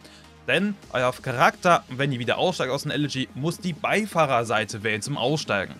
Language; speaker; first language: German; native; German